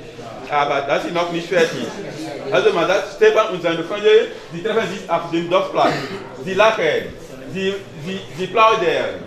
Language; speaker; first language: German; non-native, learner; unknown